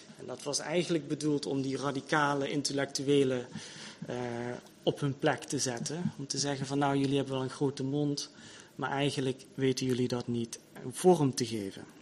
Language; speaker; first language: Dutch; native; Dutch